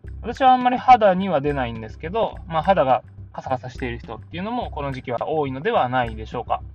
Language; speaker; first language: Japanese; native; Japanese